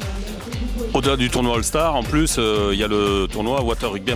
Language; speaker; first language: French; native; French